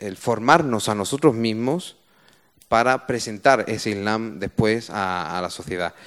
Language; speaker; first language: Spanish; native; Spanish